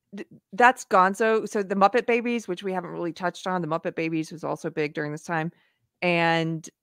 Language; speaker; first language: English; native; English